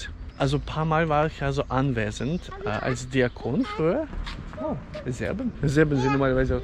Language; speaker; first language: German; non-native, fluent; Ukrainian